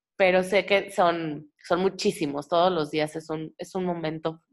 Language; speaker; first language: Spanish; native; Spanish